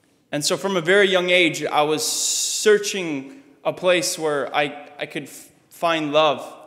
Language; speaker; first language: English; early bilingual, other home language; Russian